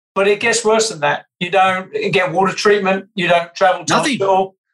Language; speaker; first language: English; native; English